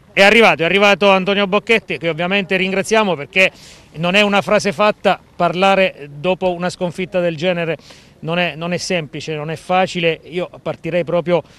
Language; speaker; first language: Italian; native; Italian